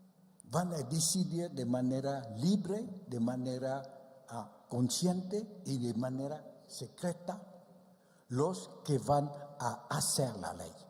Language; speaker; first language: Spanish; non-native, fluent; Vietnamese